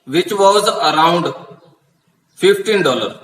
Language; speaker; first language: English; non-native, local second language; Punjabi